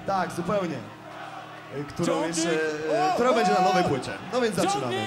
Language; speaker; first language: Polish; native; Polish